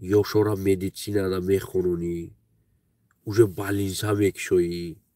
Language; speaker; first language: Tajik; native; Tajik